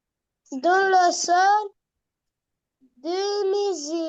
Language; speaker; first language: French; non-native, learner; Arabic